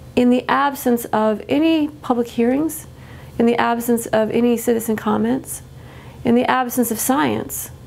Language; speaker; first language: English; native; English